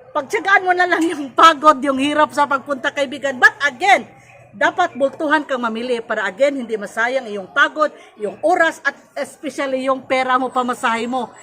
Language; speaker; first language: Filipino; non-native, local second language; Cebuano